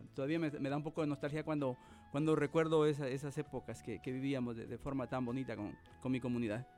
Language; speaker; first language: Spanish; native; Spanish